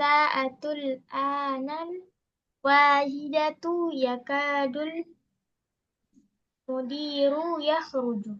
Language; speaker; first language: Arabic; non-native, learner; Indonesian